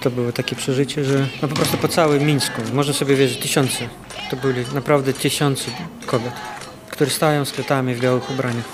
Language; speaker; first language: Polish; non-native, fluent; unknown